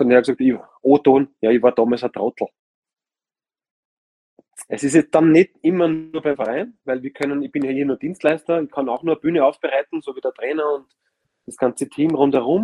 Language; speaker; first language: German; native; German